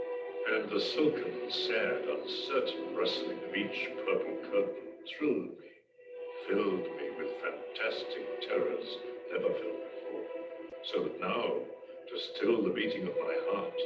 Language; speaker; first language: English; native; English